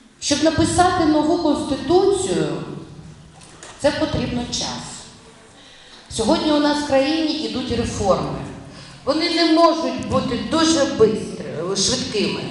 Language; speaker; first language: Ukrainian; non-native, local second language; Russian